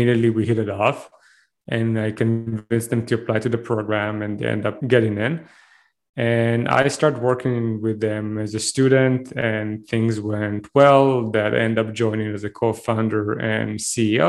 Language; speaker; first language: English; non-native, fluent; Hebrew